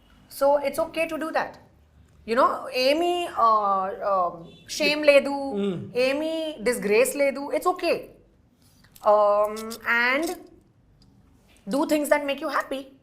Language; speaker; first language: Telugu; non-native, fluent; Hindi